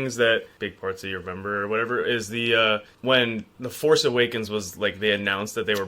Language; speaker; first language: English; native; English